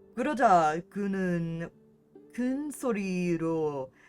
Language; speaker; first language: Korean; non-native, learner; English